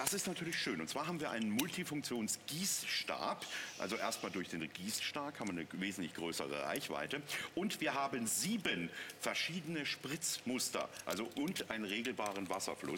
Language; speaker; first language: German; native; German